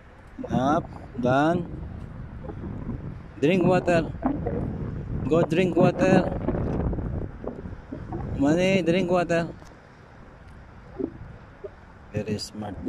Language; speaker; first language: English; non-native, local second language; Filipino